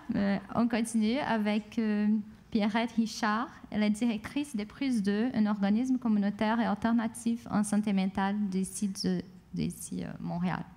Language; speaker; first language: French; non-native, fluent; Portuguese